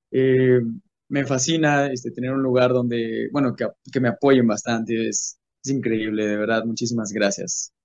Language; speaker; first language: Spanish; native; Spanish